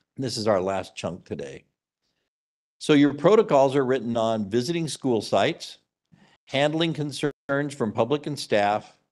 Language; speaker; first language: English; native; English